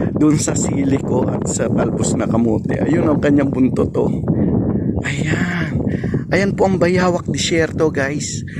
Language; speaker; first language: Filipino; non-native, local second language; Cebuano